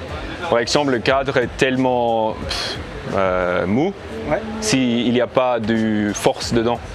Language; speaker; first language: French; non-native, learner; English